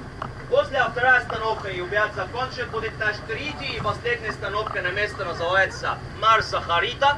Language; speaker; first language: Russian; non-native, learner; Arabic